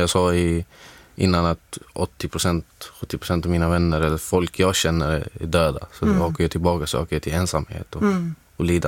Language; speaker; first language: Swedish; non-native, fluent; Arabic